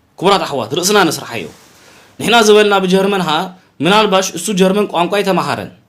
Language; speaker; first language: Tigrinya; early bilingual, heritage; Tigrinya